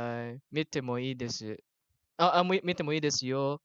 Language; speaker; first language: Japanese; non-native, learner; Malay